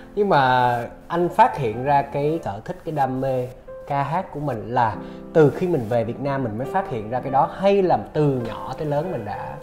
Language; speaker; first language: Vietnamese; native; Vietnamese